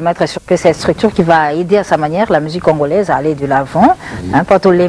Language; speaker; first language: French; non-native, local second language; Lingala